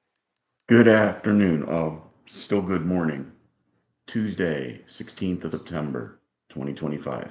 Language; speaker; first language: English; native; English